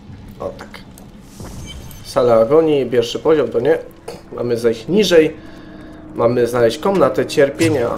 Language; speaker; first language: Polish; native; Polish